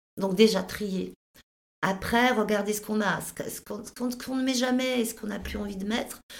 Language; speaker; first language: French; native; French